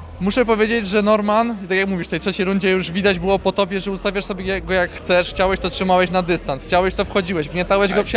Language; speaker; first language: Polish; native; Polish